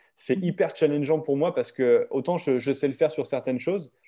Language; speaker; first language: French; native; French